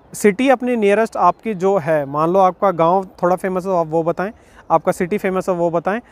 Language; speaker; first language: Hindi; native; Hindi